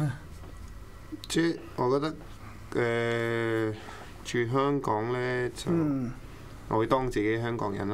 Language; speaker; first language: Cantonese; early bilingual, other home language; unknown